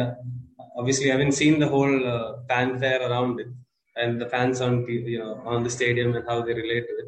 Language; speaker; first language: English; non-native, local second language; Malayalam